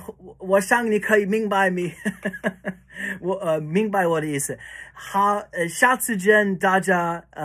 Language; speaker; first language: Chinese; non-native, learner; English